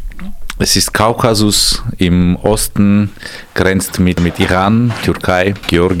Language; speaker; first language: German; non-native, fluent; Armenian